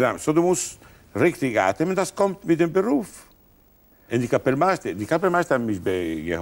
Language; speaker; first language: German; non-native, learner; Italian